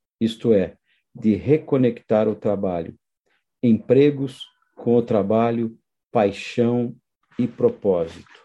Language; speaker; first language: Portuguese; native; Portuguese